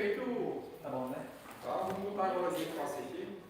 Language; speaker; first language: Portuguese; native; Portuguese